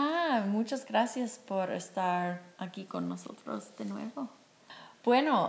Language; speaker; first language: Spanish; non-native, fluent; English